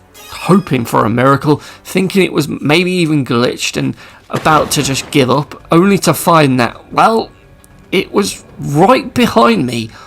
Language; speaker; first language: English; native; English